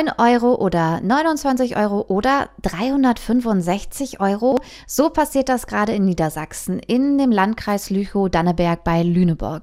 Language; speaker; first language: German; native; German